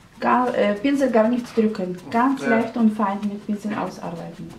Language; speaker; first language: German; non-native, learner; Russian